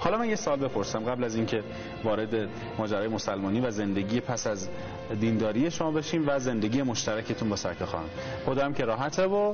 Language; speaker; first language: Persian; native; Persian